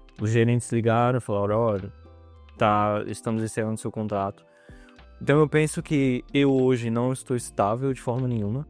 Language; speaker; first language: Portuguese; native; Portuguese